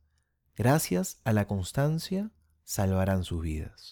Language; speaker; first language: Spanish; native; Spanish